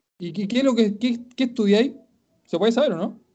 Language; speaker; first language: Spanish; native; Spanish